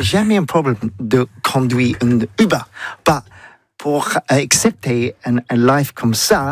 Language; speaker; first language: French; non-native, learner; English